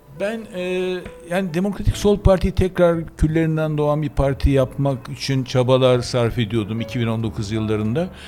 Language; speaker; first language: Turkish; native; Turkish